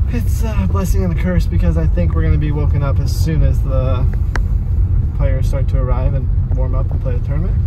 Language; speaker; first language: English; native; English